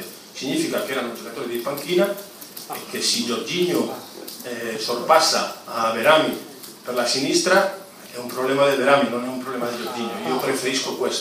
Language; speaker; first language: Italian; non-native, fluent; Spanish